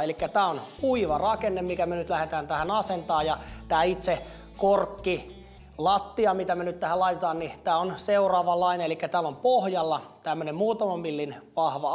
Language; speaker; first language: Finnish; native; Finnish